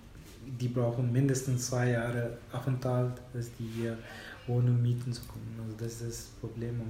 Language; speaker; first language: German; non-native, fluent; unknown